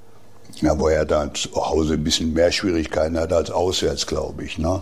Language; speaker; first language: German; native; German